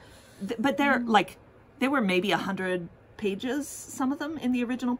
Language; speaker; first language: English; native; English